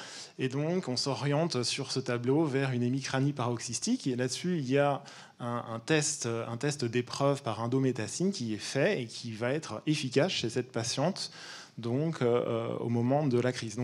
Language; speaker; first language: French; native; French